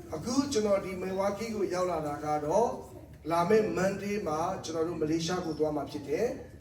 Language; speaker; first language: Burmese; native; Burmese